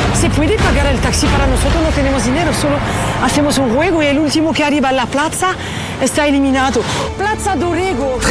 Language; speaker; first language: Spanish; non-native, learner; French